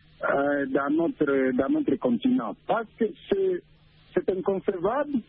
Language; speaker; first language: French; non-native, local second language; Swahili